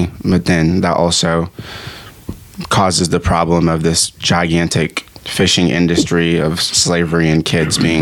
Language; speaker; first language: English; early bilingual, other home language; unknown